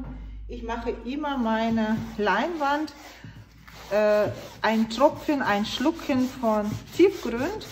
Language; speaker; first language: German; non-native, fluent; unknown